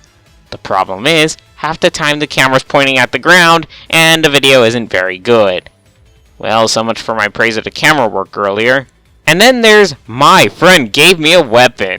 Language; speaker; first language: English; native; English